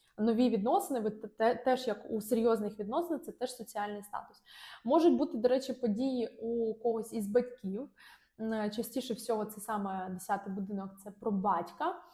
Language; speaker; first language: Ukrainian; non-native, local second language; Russian